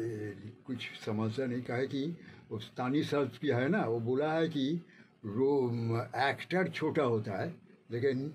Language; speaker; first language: Hindi; non-native, local second language; Bangla